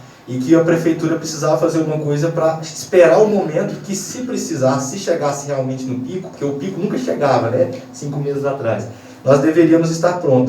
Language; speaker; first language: Portuguese; native; Portuguese